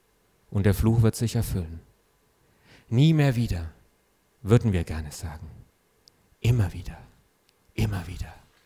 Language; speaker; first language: German; native; German